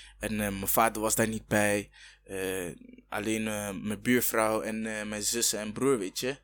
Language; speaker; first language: Dutch; early bilingual, other home language; Kinyarwanda